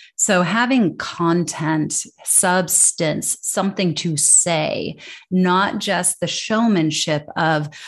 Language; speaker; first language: English; native; English